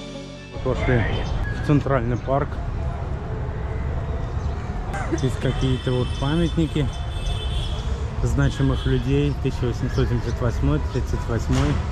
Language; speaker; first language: Russian; native; Russian